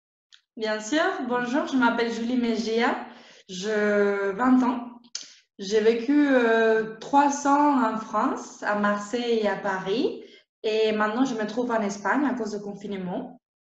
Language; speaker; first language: French; non-native, fluent; Spanish